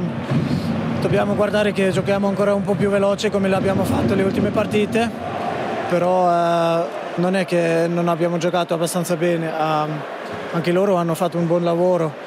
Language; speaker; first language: Italian; non-native, fluent; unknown